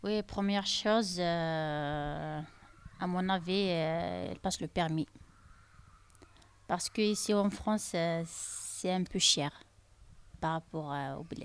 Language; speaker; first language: French; non-native, local second language; Arabic